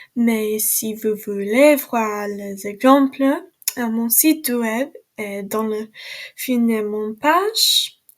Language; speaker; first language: French; non-native, learner; English